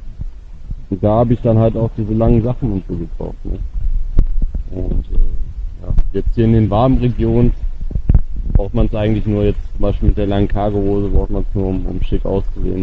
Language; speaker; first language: German; native; German